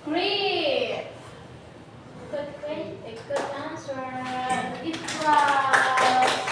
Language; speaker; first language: English; non-native, learner; Indonesian